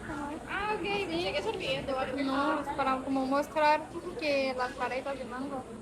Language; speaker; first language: Spanish; non-native, learner; French